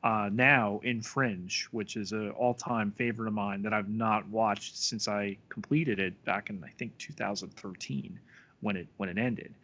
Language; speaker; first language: English; native; English